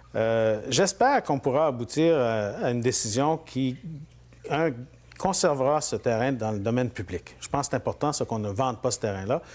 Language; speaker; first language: French; native; French